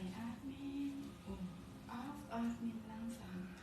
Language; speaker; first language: German; non-native, learner; Thai